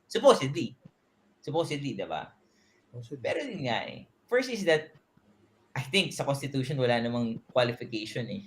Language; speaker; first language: Filipino; native; Filipino